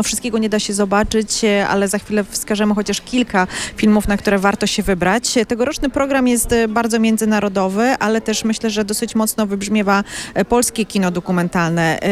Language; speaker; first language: Polish; native; Polish